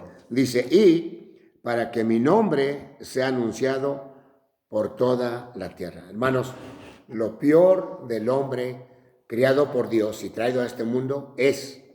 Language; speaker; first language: Spanish; native; Spanish